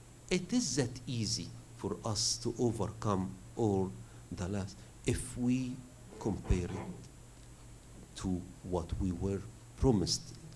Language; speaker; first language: English; non-native, fluent; Arabic